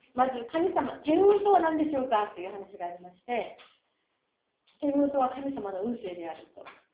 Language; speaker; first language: Japanese; native; Japanese